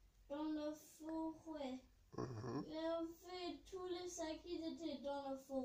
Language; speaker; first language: French; early bilingual, heritage; English